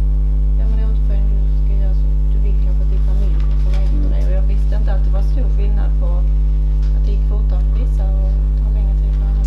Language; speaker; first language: Swedish; native; Swedish